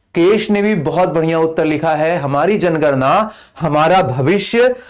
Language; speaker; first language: Hindi; native; Hindi